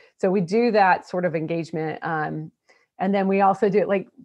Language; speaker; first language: English; native; English